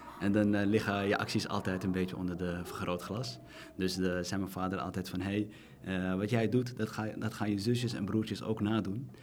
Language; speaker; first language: Dutch; early bilingual, other home language; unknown